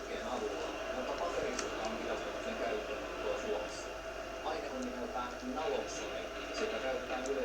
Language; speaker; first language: Finnish; native; Finnish